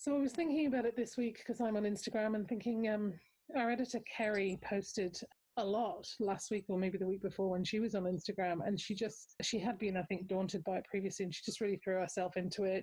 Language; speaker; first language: English; native; English